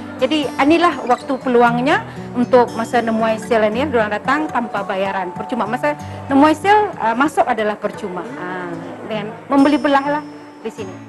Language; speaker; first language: Malay; non-native, local second language; Iban